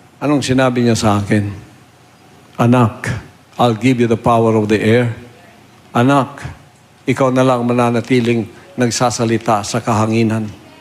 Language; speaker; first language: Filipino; non-native, local second language; Cebuano